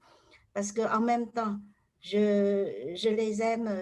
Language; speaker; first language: French; non-native, fluent; Vietnamese